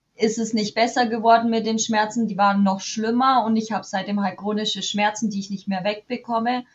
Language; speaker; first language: German; native; German